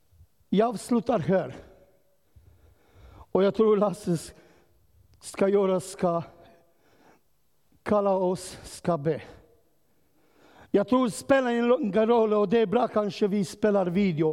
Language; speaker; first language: Swedish; non-native, learner; Romanian